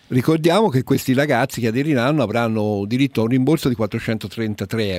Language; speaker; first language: Italian; native; Italian